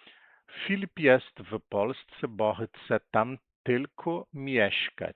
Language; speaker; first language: Polish; non-native, fluent; Portuguese